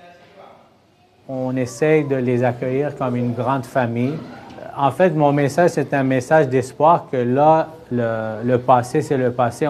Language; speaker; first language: French; native; French